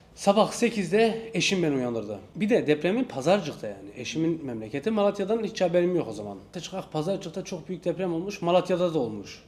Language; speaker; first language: Turkish; native; Turkish